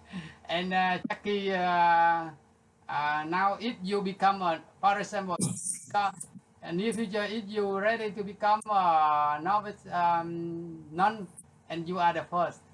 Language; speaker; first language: English; non-native, local second language; Vietnamese